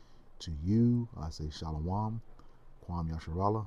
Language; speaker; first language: English; native; English